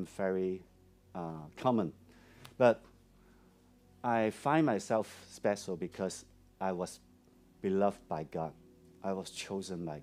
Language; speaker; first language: English; non-native, local second language; Cantonese